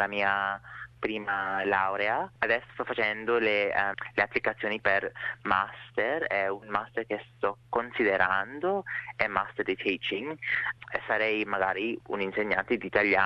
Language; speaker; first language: Italian; non-native, fluent; English